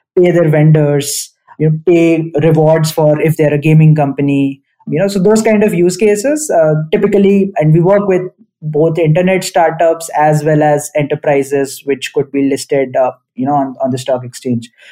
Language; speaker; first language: English; non-native, local second language; Hindi